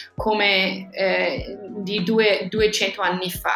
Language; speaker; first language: Italian; non-native, fluent; German